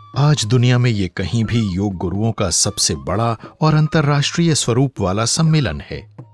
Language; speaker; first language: Hindi; native; Hindi